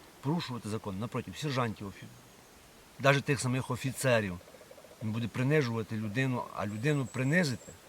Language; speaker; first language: Ukrainian; native; Ukrainian